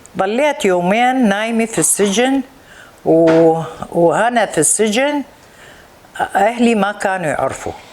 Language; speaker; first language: Arabic; native; Arabic